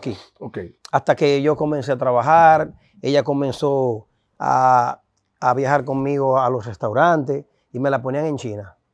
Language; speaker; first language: Spanish; native; Spanish